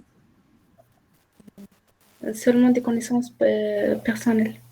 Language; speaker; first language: French; non-native, learner; Arabic